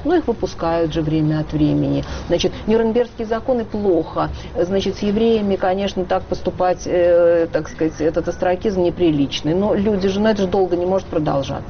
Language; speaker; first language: Russian; native; Russian